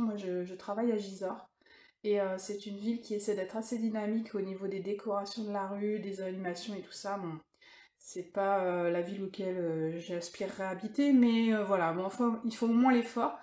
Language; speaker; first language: French; native; French